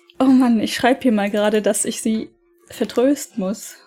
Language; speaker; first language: German; native; German